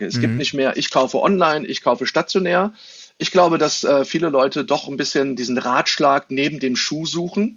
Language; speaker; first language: German; native; German